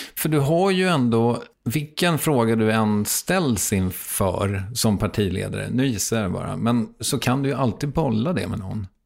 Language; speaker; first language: Swedish; native; Swedish